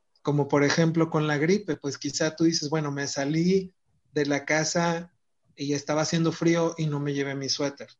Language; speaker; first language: Spanish; native; Spanish